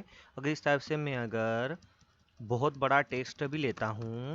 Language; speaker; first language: Hindi; native; Hindi